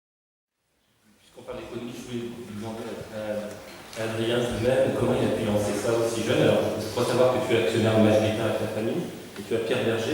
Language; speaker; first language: French; native; French